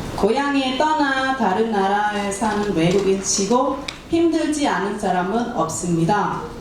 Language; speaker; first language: Korean; non-native, learner; Khmer